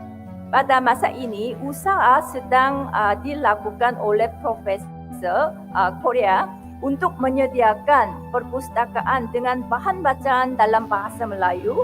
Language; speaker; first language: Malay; non-native, fluent; Korean